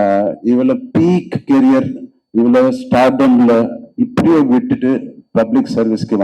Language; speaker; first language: Tamil; non-native, local second language; Telugu